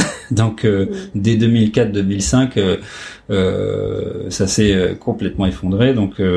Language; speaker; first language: French; native; French